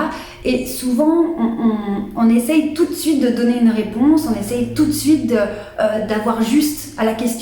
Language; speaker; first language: French; native; French